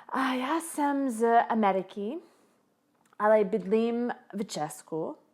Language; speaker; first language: Czech; non-native, learner; English